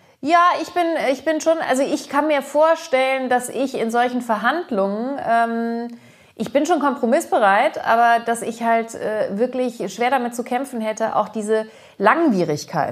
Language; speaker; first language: German; early bilingual, other home language; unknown